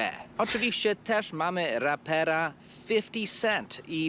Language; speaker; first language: Polish; non-native, fluent; English